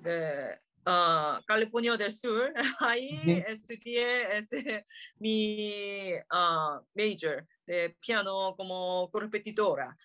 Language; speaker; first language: Spanish; non-native, learner; Korean